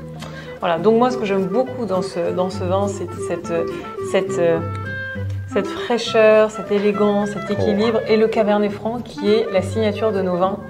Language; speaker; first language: French; native; French